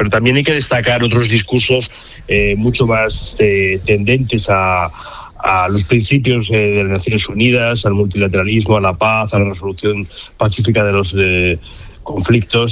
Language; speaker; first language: Spanish; native; Spanish